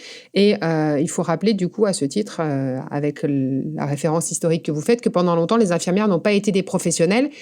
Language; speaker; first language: French; native; French